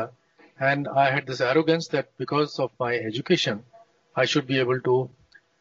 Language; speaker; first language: English; non-native, local second language; Hindi